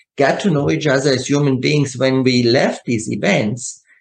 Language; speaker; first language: English; non-native, fluent; German